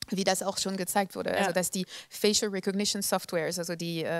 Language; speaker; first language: German; non-native, fluent; French